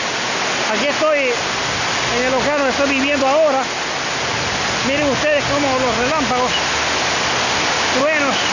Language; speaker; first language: Spanish; native; Spanish